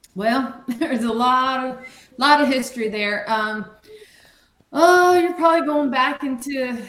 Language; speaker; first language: English; native; English